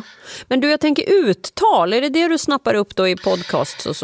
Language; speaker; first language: Swedish; native; Swedish